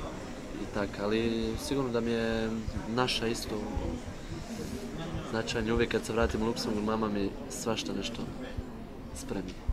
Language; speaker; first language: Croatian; early bilingual, heritage; Bosnian